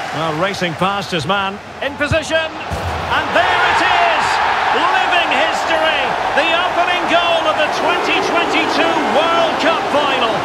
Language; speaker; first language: English; native; English